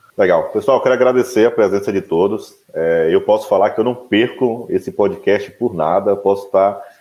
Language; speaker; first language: Portuguese; native; Portuguese